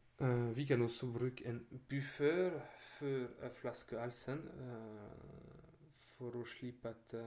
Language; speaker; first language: Norwegian; non-native, fluent; French